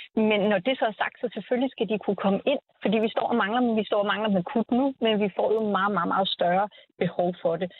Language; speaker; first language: Danish; native; Danish